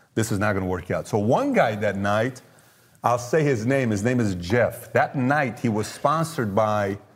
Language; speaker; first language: English; early bilingual, other home language; Persian